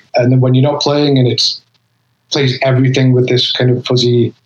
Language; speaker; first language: English; native; English